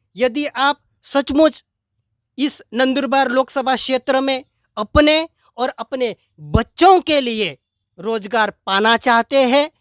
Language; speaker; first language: Hindi; non-native, local second language; Marathi